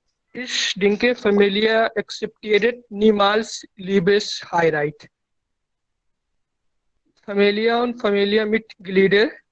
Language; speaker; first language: German; non-native, learner; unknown